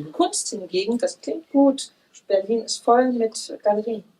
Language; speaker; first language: German; native; German